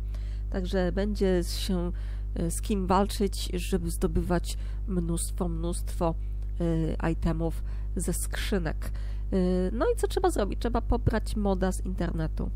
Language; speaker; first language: Polish; native; Polish